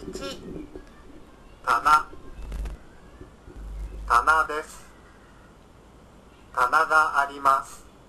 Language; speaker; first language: Japanese; non-native, learner; Indonesian